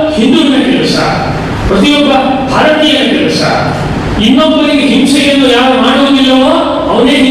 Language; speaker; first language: Kannada; native; Kannada